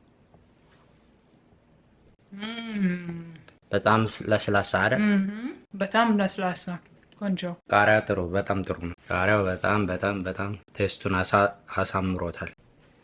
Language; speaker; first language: Amharic; non-native, learner; Arabic